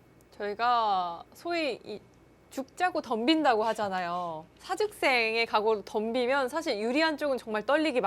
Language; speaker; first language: Korean; native; Korean